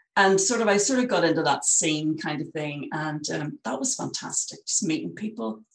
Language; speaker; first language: English; native; English